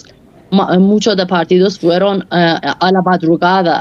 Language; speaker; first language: Spanish; non-native, fluent; Persian